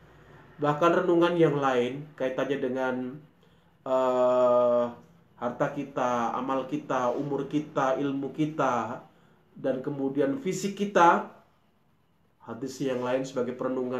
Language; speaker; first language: Indonesian; native; Indonesian